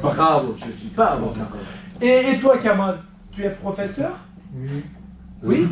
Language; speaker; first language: French; non-native, fluent; Kurdish